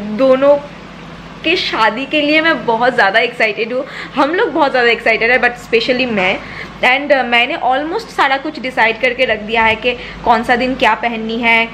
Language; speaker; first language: Hindi; non-native, local second language; Bangla